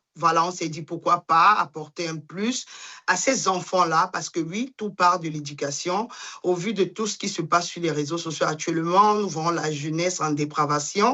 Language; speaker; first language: French; non-native, local second language; Duala